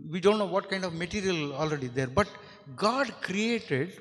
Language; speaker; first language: English; non-native, local second language; Kannada